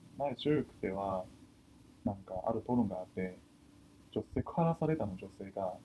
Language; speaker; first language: Japanese; non-native, fluent; Chinese